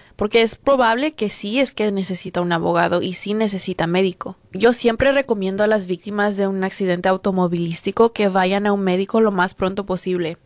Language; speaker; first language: Spanish; early bilingual, heritage; Spanish